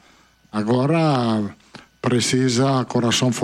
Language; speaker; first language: Portuguese; non-native, fluent; Italian